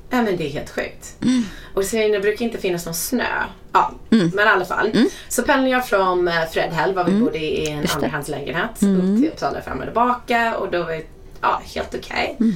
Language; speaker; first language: Swedish; non-native, fluent; English